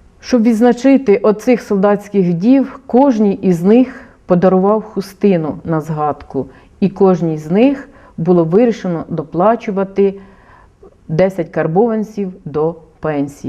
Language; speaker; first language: Ukrainian; native; Ukrainian